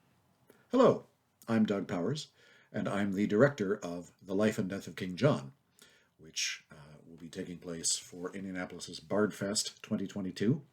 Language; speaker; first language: English; native; English